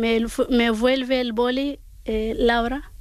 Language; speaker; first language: Spanish; non-native, learner; Arabic